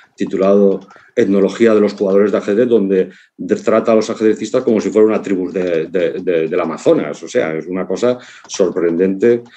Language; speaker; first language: Spanish; native; Spanish